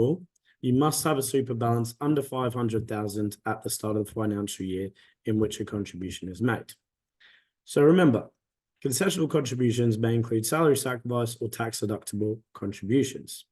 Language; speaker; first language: English; native; English